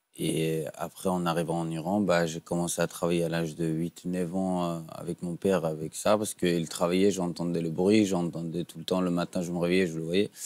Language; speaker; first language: French; non-native, fluent; Persian